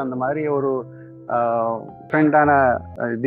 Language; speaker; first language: Tamil; non-native, learner; Telugu